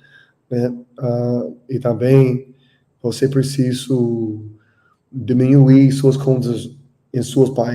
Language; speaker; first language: Portuguese; non-native, learner; English